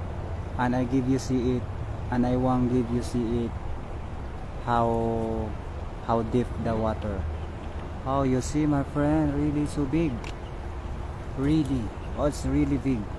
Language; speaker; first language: English; non-native, learner; Filipino